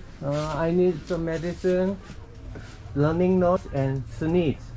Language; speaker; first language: English; non-native, learner; Korean